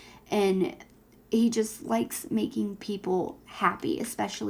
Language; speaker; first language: English; native; English